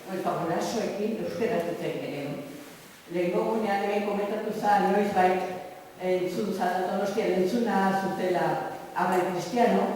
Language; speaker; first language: Basque; native; Basque